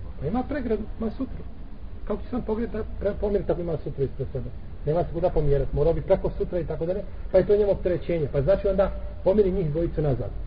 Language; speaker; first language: Bosnian; native; Bosnian